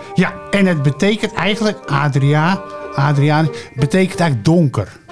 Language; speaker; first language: Dutch; native; Dutch